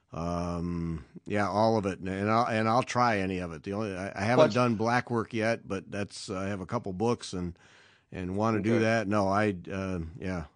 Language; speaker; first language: English; native; English